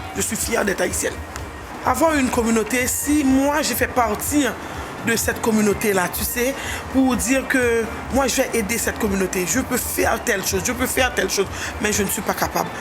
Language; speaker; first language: French; non-native, local second language; Haitian Creole